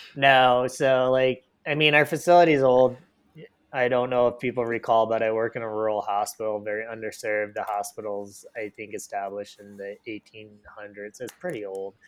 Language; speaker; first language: English; native; English